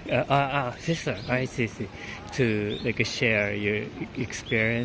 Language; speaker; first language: English; non-native, fluent; Japanese